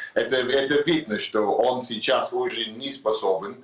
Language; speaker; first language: Russian; non-native, fluent; English